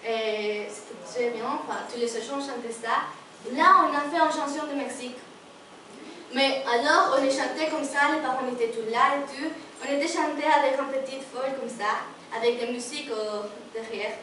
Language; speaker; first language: French; non-native, learner; Spanish